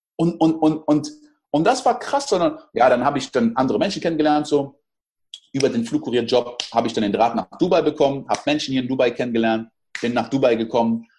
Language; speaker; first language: German; early bilingual, other home language; French